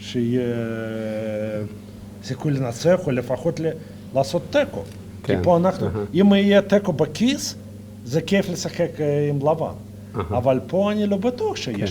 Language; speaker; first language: Hebrew; non-native, fluent; Russian